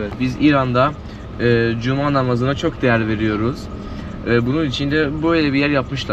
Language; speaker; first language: Turkish; non-native, fluent; Persian